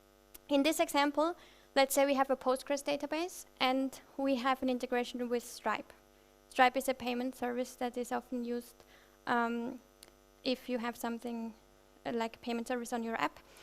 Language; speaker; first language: English; non-native, fluent; German